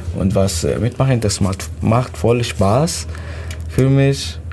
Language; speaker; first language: German; non-native, fluent; Arabic